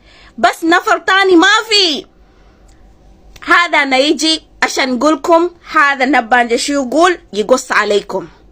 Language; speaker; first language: Arabic; non-native, learner; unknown